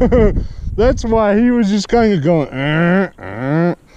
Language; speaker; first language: English; native; English